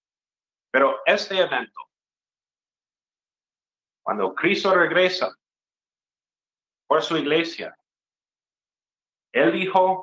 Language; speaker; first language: Spanish; non-native, fluent; English